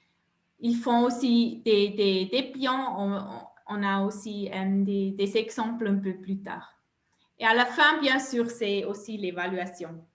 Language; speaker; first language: French; non-native, local second language; German